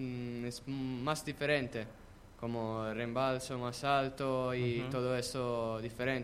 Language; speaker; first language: Spanish; non-native, learner; Italian